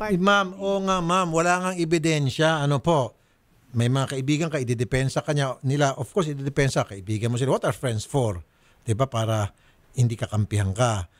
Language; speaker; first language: Filipino; native; Filipino